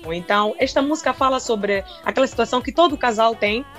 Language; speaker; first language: Portuguese; non-native, local second language; Makhuwa